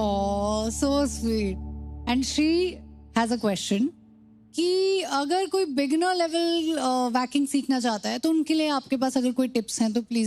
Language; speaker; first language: Hindi; native; Hindi